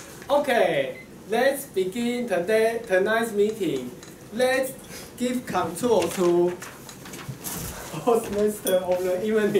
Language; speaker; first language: English; non-native, fluent; Chinese